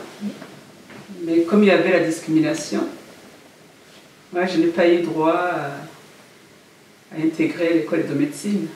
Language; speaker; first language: French; non-native, local second language; Kinyarwanda